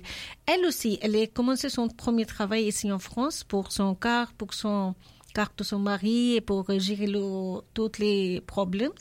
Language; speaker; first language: French; non-native, learner; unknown